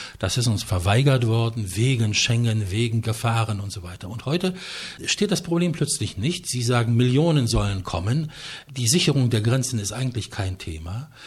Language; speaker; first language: German; non-native, fluent; Polish